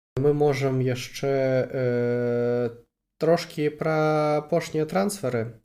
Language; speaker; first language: Belarusian; non-native, local second language; Russian